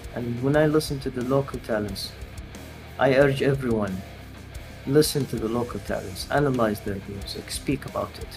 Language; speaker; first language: English; non-native, fluent; Arabic